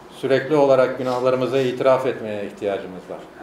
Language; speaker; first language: Turkish; native; Turkish